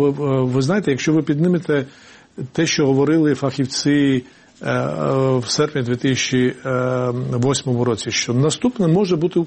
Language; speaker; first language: Ukrainian; non-native, fluent; Georgian